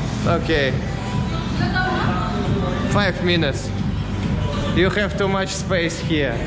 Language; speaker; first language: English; non-native, learner; Russian